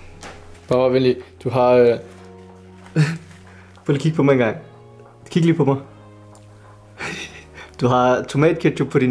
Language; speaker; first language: Danish; early bilingual, other home language; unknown